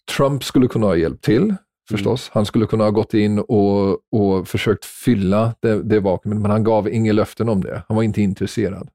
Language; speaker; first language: Swedish; non-native, fluent; English